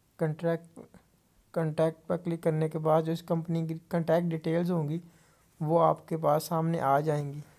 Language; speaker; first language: Urdu; non-native, local second language; Punjabi